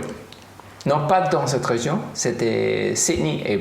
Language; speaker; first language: French; non-native, fluent; German